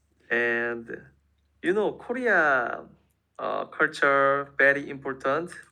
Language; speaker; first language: English; non-native, learner; Korean